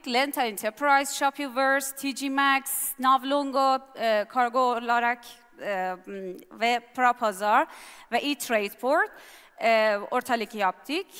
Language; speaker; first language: Turkish; non-native, learner; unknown